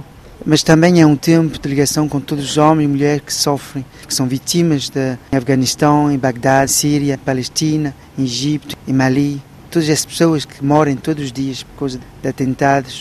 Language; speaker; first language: Portuguese; early bilingual, heritage; Portuguese